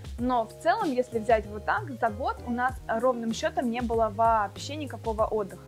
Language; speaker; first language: Russian; native; Russian